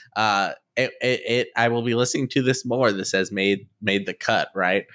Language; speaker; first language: English; native; English